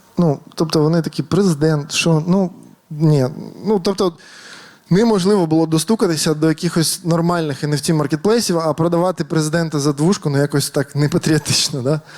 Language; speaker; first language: Ukrainian; native; Ukrainian